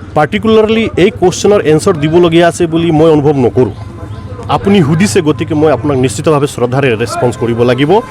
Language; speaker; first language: Assamese; non-native, local second language; Hindi